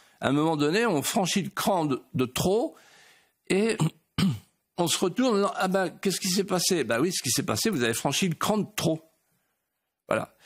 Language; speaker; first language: French; native; French